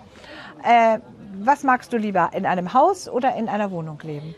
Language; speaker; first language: German; native; German